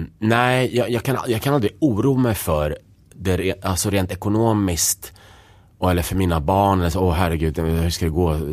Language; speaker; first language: Swedish; early bilingual, other home language; Czech